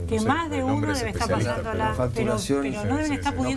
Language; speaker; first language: Spanish; native; Spanish